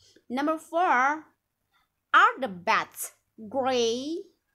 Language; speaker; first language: English; non-native, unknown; Indonesian